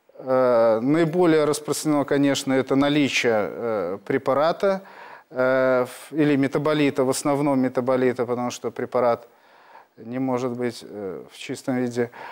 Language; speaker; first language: Russian; native; Russian